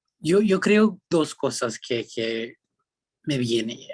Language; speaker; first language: Spanish; early bilingual, heritage; Spanish